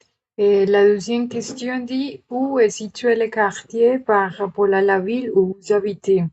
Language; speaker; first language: French; non-native, learner; Spanish